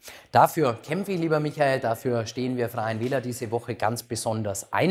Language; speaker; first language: German; native; German